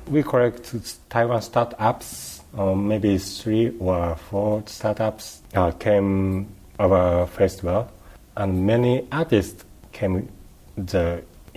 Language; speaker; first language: English; non-native, learner; Japanese